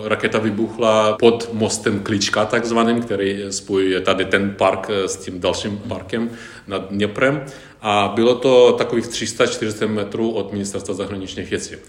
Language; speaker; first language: Czech; non-native, fluent; Ukrainian